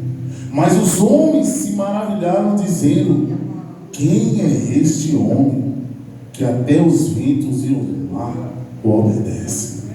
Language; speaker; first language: Portuguese; native; Portuguese